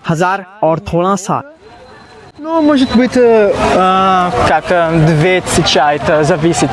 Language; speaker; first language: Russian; non-native, learner; Portuguese